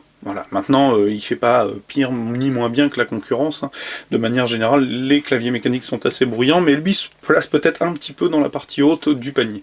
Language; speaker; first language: French; native; French